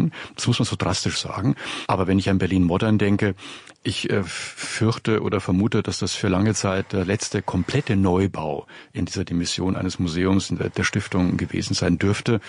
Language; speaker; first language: German; native; German